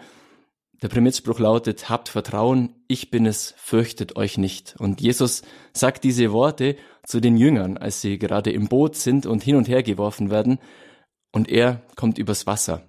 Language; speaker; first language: German; native; German